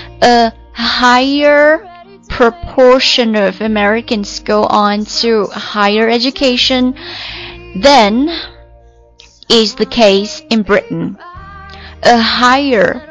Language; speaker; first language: English; non-native, fluent; Chinese